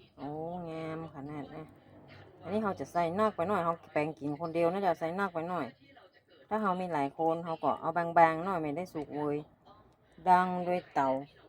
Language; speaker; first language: Thai; native; Thai